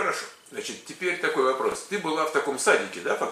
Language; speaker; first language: Russian; native; Russian